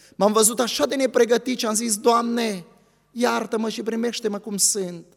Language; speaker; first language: Romanian; native; Romanian